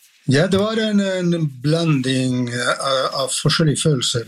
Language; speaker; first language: Norwegian; non-native, fluent; Spanish